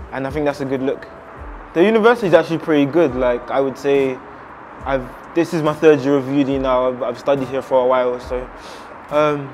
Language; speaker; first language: English; native; English